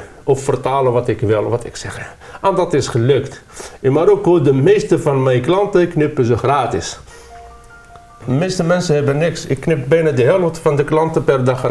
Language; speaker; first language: Dutch; non-native, learner; Arabic